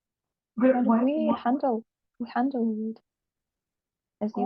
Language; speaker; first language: English; non-native, learner; Russian